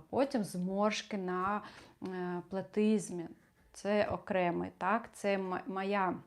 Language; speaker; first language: Ukrainian; non-native, local second language; Russian